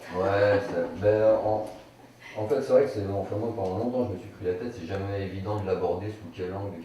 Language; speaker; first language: French; native; French